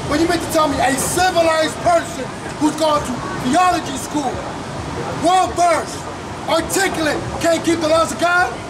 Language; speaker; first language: English; native; English